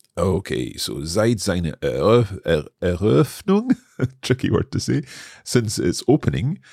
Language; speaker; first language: German; non-native, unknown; English